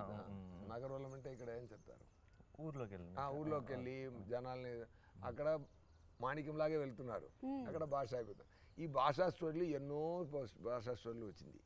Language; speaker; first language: Telugu; non-native, fluent; Tamil